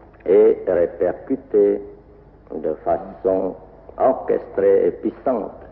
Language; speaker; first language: French; non-native, local second language; Vietnamese